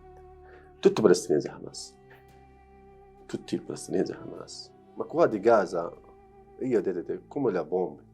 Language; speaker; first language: Italian; non-native, learner; Arabic